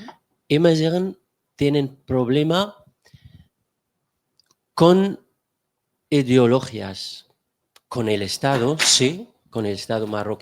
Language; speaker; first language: Spanish; non-native, fluent; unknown